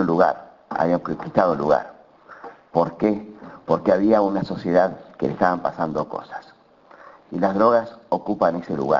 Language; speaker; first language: Spanish; native; Spanish